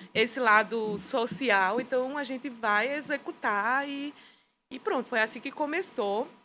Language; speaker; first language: Portuguese; native; Portuguese